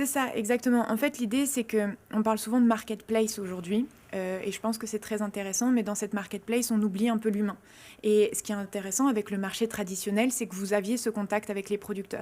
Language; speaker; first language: French; native; French